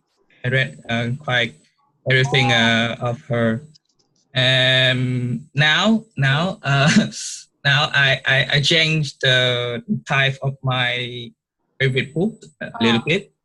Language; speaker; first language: English; non-native, learner; Vietnamese